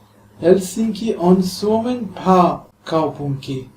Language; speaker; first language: Finnish; non-native, learner; Persian